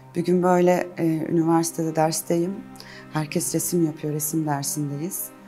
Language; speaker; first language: Turkish; native; Turkish